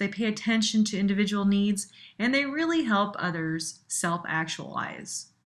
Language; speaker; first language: English; native; English